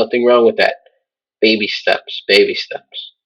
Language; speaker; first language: English; native; English